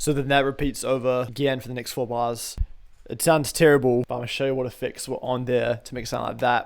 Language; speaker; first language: English; native; English